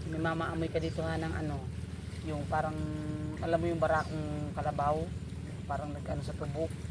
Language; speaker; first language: Filipino; native; Filipino